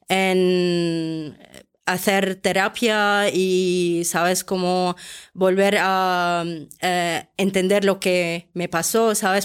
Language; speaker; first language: Spanish; non-native, fluent; Arabic